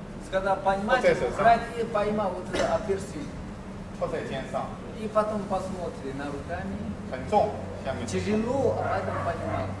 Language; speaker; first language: Russian; non-native, learner; Chinese